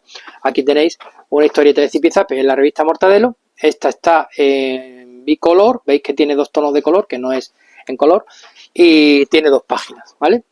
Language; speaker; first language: Spanish; native; Spanish